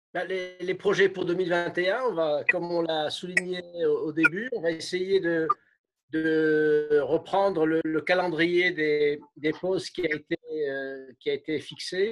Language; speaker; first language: French; native; French